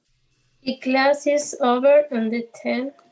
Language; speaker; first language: English; non-native, learner; Spanish